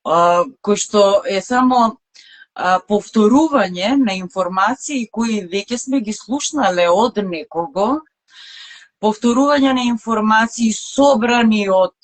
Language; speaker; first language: Macedonian; native; Macedonian